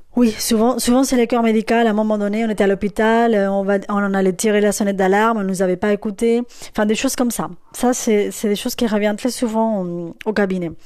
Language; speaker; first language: French; non-native, fluent; Spanish